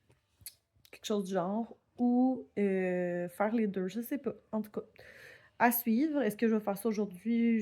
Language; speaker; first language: French; native; French